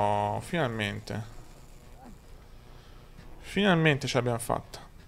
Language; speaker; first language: Italian; native; Italian